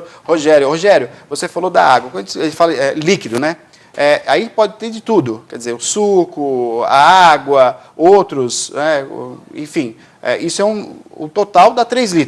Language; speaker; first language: Portuguese; native; Portuguese